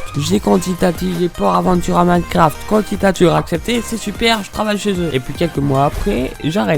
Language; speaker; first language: French; native; French